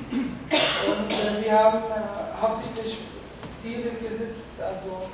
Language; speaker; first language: German; native; German